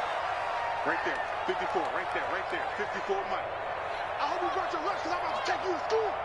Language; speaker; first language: English; native; English